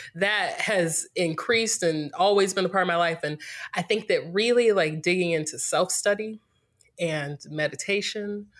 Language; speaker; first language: English; native; English